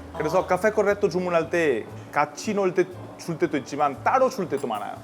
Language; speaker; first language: Korean; non-native, fluent; Italian